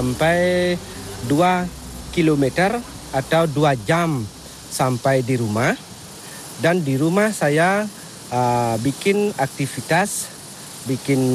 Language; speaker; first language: Indonesian; non-native, local second language; Balinese